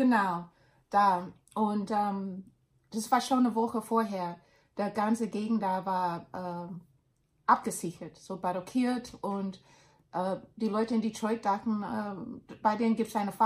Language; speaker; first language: German; non-native, learner; English